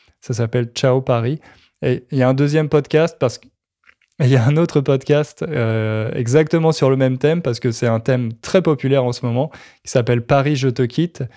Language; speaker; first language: French; native; French